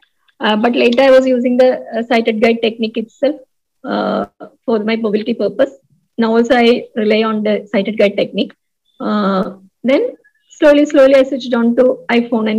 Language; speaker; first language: English; non-native, local second language; Malayalam